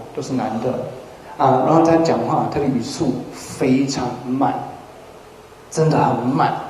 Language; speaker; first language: Chinese; non-native, fluent; English